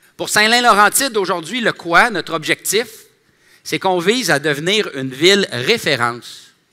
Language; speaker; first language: French; native; French